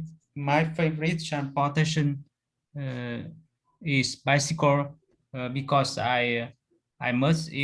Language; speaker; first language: English; non-native, learner; Vietnamese